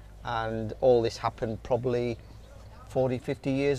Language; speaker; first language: English; native; English